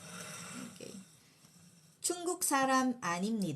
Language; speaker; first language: Korean; non-native, fluent; Filipino